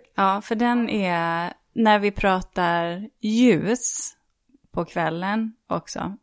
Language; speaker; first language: Swedish; native; Swedish